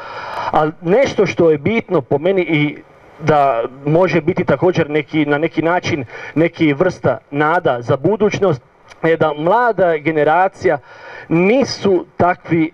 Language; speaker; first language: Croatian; non-native, learner; Italian